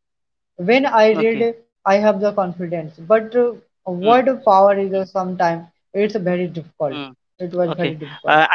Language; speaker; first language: English; non-native, learner; Hindi